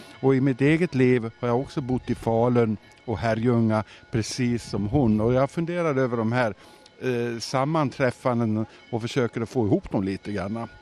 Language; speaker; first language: Swedish; native; Swedish